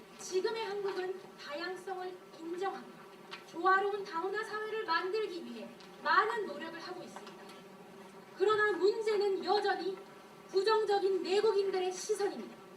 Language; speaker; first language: Korean; early bilingual, heritage; Korean